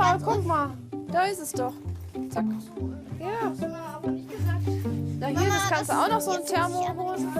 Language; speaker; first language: German; native; German